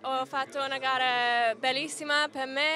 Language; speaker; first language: Italian; non-native, learner; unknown